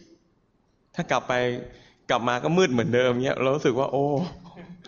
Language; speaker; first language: Thai; native; Thai